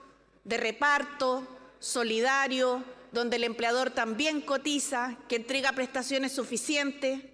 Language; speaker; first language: Spanish; native; Spanish